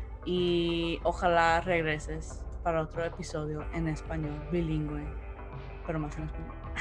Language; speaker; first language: Spanish; early bilingual, heritage; Spanish